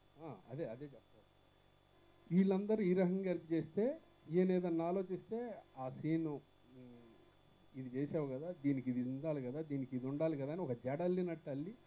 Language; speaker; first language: Telugu; native; Telugu